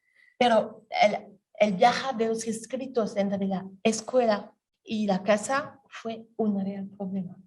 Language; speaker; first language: Spanish; non-native, learner; French